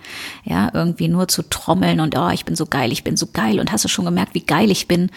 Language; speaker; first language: German; native; German